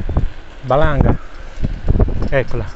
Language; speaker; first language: Italian; non-native, learner; Filipino